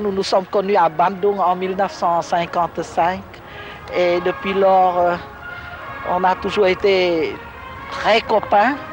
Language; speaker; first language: French; non-native, local second language; Khmer